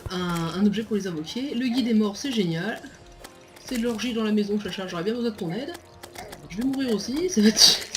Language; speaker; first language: French; native; French